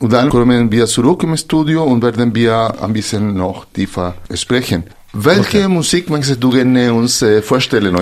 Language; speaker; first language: German; non-native, fluent; Spanish